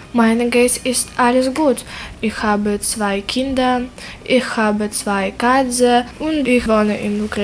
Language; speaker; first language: German; non-native, learner; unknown